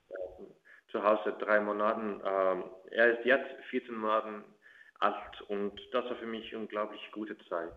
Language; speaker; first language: German; non-native, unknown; Icelandic